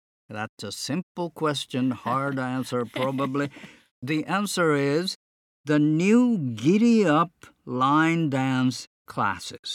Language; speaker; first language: English; non-native, fluent; Japanese